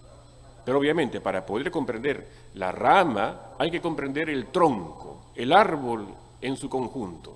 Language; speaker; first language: Spanish; native; Spanish